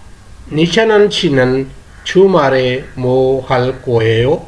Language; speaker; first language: Korean; non-native, learner; Urdu